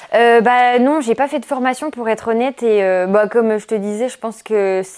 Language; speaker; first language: French; native; French